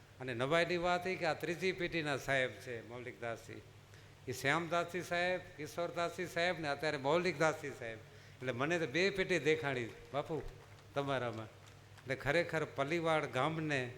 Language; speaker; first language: Gujarati; native; Gujarati